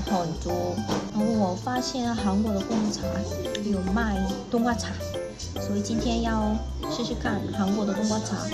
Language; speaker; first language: Chinese; non-native, fluent; Korean